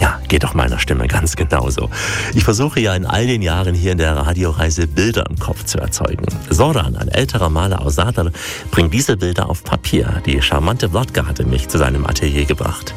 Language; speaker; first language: German; native; German